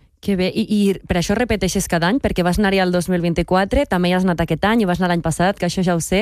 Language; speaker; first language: Catalan; native; Catalan